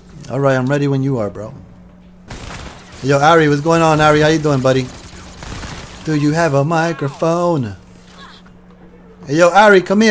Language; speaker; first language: English; early bilingual, other home language; Spanish